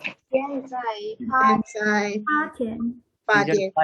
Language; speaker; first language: Chinese; non-native, learner; Malay